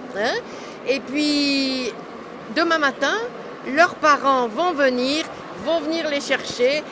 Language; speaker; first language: French; native; French